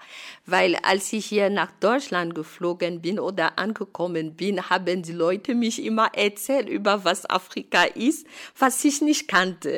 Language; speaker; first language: German; non-native, fluent; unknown